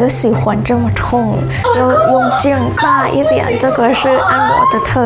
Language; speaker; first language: Chinese; non-native, fluent; Thai